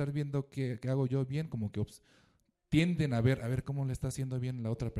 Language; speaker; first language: Spanish; native; Spanish